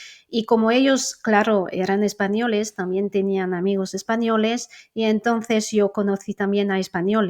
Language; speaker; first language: Spanish; non-native, fluent; French